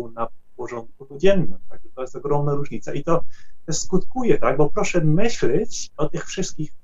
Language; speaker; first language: Polish; non-native, fluent; Dutch